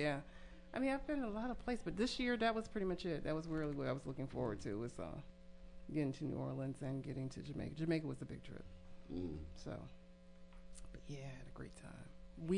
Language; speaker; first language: English; native; English